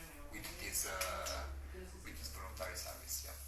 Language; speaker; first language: English; non-native, learner; Italian